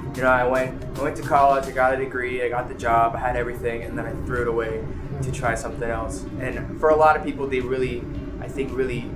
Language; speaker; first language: English; native; English